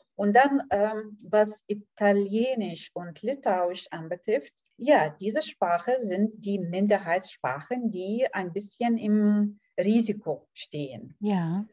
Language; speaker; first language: German; non-native, fluent; Lithuanian